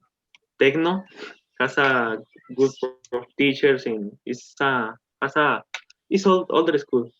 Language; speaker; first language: English; non-native, learner; Spanish